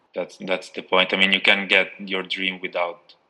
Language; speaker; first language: English; non-native, fluent; Albanian